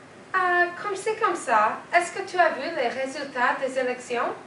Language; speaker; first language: French; non-native, learner; English